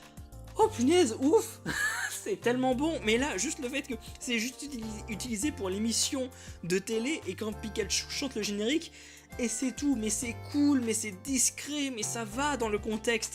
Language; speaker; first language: French; native; French